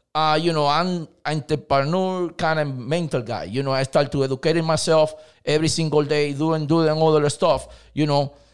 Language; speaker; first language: English; non-native, learner; Spanish